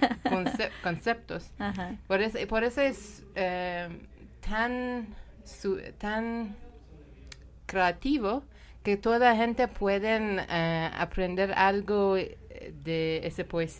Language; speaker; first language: Spanish; non-native, learner; Persian